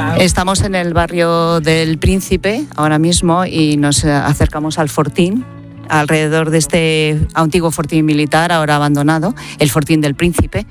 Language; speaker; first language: Spanish; native; Spanish